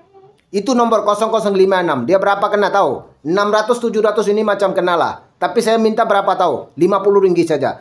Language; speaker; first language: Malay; non-native, learner; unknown